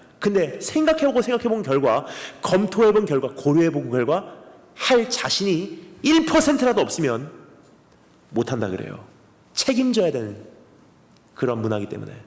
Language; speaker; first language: Korean; early bilingual, heritage; Korean